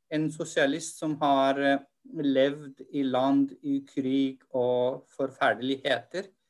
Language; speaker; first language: Norwegian; non-native, fluent; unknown